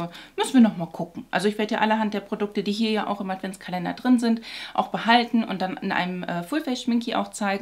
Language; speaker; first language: German; native; German